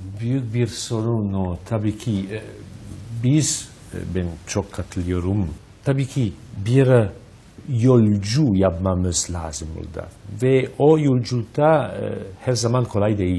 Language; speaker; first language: Turkish; non-native, learner; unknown